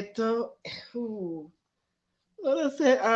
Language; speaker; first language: Spanish; non-native, learner; English